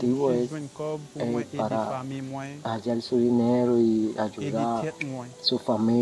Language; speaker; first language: Spanish; non-native, learner; Haitian Creole